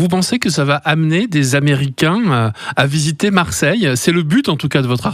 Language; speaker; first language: French; native; French